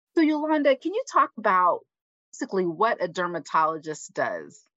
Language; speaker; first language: English; native; English